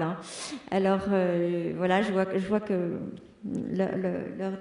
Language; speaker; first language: French; native; French